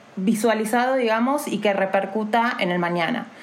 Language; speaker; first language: Spanish; native; Spanish